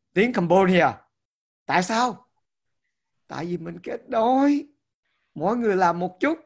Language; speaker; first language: Vietnamese; early bilingual, heritage; Vietnamese